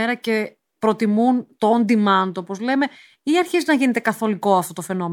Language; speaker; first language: Greek; native; Greek